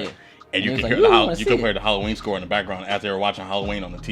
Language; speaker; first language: English; native; English